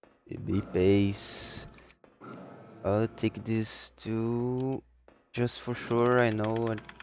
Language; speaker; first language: English; non-native, learner; Portuguese